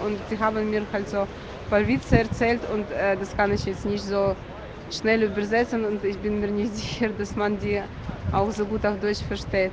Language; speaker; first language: German; non-native, fluent; Ukrainian